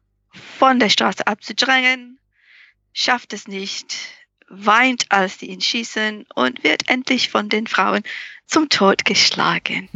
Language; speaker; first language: German; non-native, fluent; English